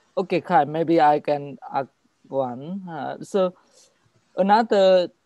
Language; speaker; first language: English; non-native, fluent; Vietnamese